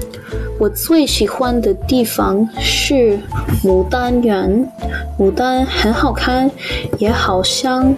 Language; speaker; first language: Chinese; non-native, learner; English